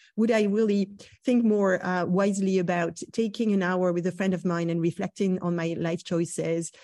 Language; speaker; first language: English; non-native, fluent; French